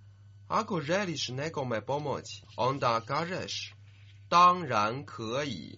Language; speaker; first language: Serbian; non-native, fluent; Chinese